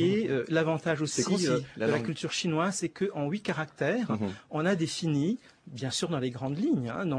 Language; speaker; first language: French; native; French